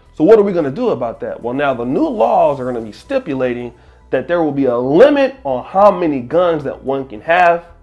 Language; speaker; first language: English; native; English